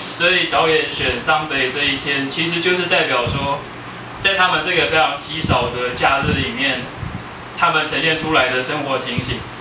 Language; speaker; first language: Chinese; native; Chinese